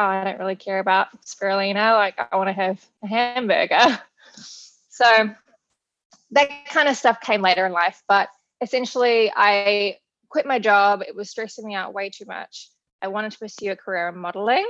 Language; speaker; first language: English; native; English